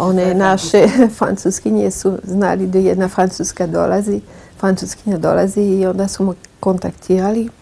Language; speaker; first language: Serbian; non-native, fluent; French